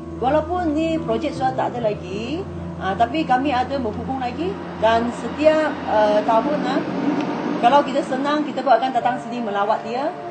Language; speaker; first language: Malay; non-native, local second language; Chinese